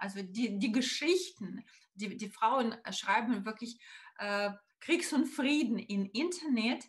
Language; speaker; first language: German; non-native, fluent; Russian